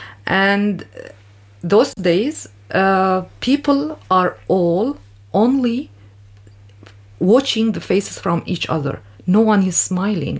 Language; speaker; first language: English; non-native, fluent; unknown